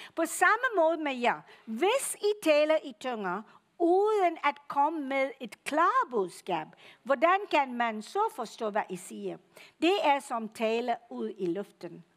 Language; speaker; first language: Danish; non-native, fluent; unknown